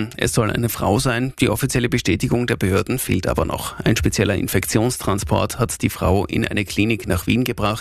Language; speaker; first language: German; native; German